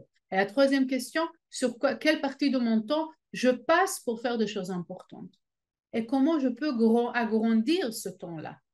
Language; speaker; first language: French; non-native, fluent; Hebrew